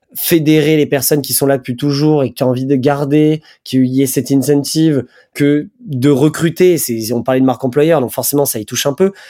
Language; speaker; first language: French; native; French